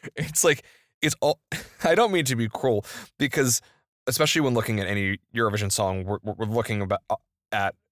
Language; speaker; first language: English; native; English